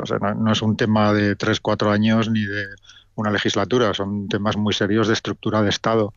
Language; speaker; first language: Spanish; native; Spanish